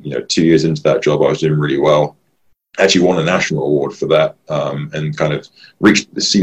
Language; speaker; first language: English; native; English